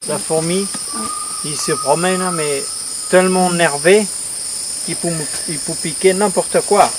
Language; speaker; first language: French; non-native, fluent; Spanish